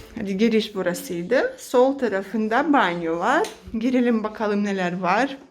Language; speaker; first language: Turkish; non-native, fluent; Russian